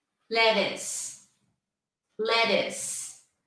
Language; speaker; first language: English; non-native, fluent; Spanish